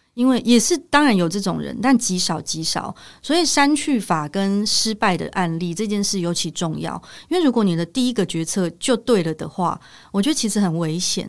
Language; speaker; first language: Chinese; native; Chinese